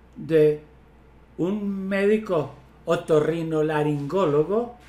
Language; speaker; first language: Spanish; native; Spanish